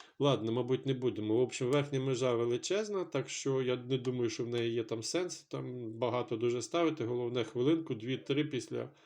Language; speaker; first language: Ukrainian; non-native, local second language; Russian